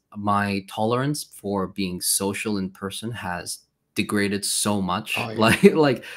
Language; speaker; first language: English; non-native, fluent; Swedish